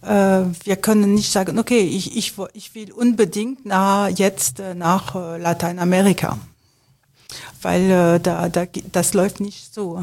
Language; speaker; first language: German; non-native, fluent; French